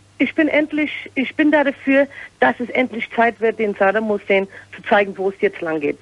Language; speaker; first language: German; early bilingual, heritage; English